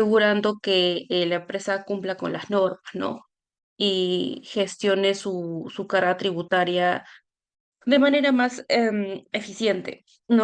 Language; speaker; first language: Spanish; native; Spanish